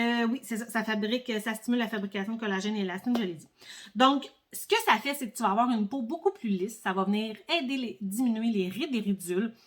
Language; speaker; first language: French; native; French